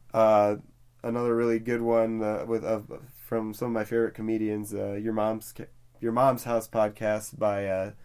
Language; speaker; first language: English; native; English